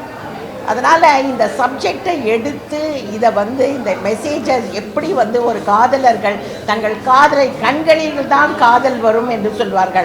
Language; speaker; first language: Tamil; native; Tamil